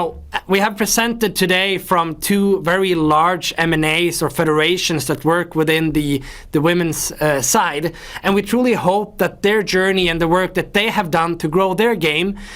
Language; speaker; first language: English; non-native, fluent; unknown